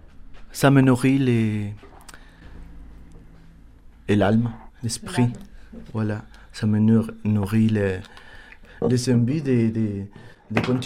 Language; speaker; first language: French; non-native, learner; Spanish